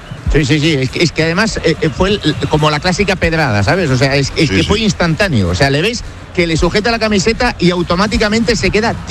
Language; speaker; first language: Spanish; native; Spanish